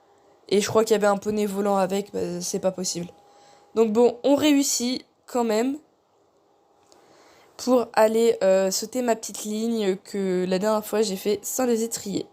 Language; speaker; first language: French; native; French